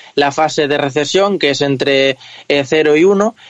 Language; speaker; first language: Spanish; native; Spanish